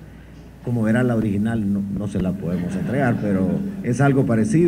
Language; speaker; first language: Spanish; native; Spanish